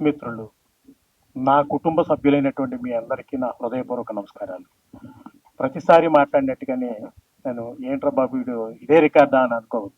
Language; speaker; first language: Telugu; native; Telugu